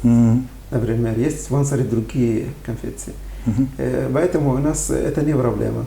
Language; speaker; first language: Russian; non-native, fluent; Arabic